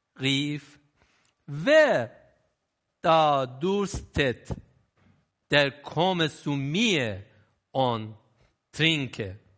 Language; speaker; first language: German; non-native, learner; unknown